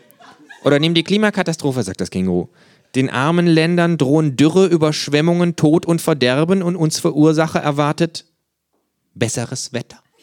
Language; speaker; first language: German; native; German